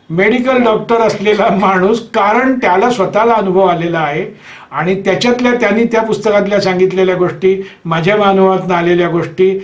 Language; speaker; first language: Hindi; non-native, local second language; Marathi